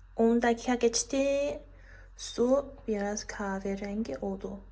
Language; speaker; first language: Turkish; non-native, fluent; Chinese